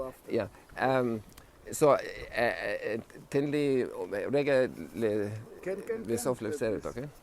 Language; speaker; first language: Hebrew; non-native, learner; English